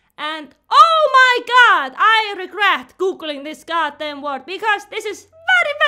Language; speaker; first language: English; non-native, fluent; Icelandic